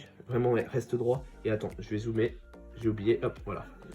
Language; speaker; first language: French; native; French